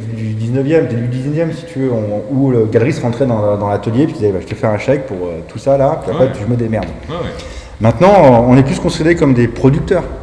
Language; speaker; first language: French; native; French